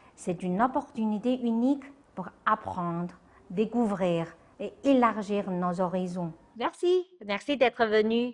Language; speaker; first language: French; non-native, fluent; Chinese